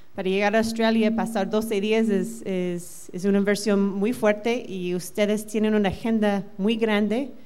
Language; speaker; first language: Spanish; non-native, fluent; English